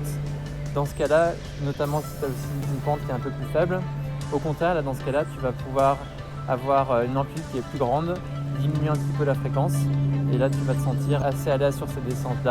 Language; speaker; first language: French; native; French